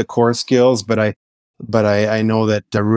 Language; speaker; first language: English; native; English